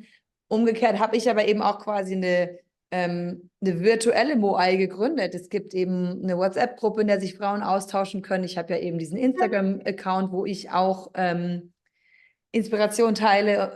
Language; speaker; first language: German; native; German